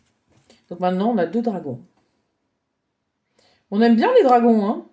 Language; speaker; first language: French; native; French